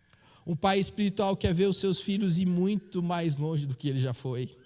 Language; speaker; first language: Portuguese; native; Portuguese